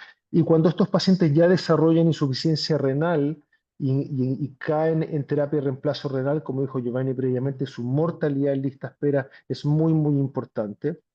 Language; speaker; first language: Spanish; native; Spanish